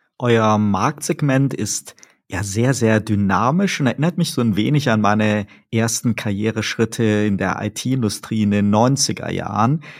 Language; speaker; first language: German; native; German